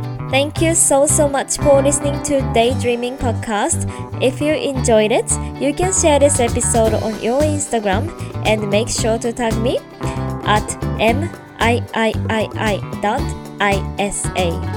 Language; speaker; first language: English; non-native, fluent; Japanese